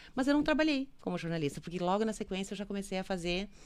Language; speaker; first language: Portuguese; native; Portuguese